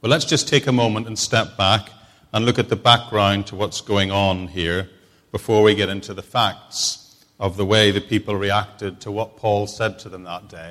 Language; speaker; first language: English; native; English